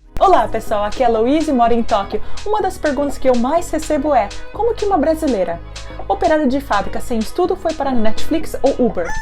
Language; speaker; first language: Portuguese; early bilingual, heritage; Japanese